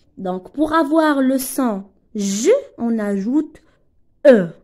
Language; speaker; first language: French; non-native, local second language; Arabic